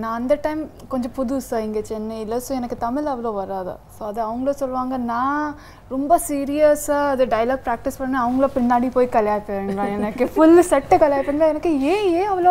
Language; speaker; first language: Tamil; non-native, learner; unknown